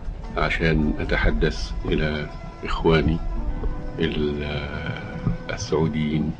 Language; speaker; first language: Arabic; native; Arabic